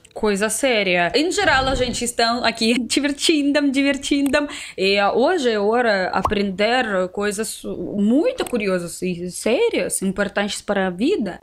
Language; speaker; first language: Portuguese; non-native, learner; Russian